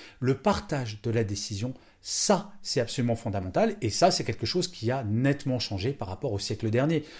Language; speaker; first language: French; native; French